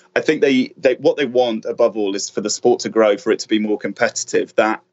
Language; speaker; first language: English; native; English